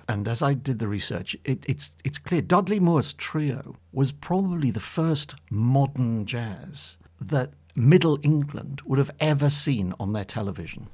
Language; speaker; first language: English; native; English